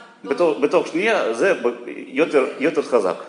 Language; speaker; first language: Hebrew; non-native, learner; Russian